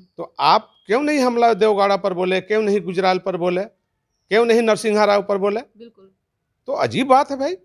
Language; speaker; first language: Hindi; native; Hindi